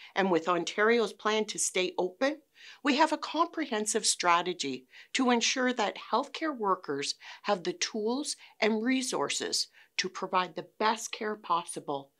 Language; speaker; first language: English; native; English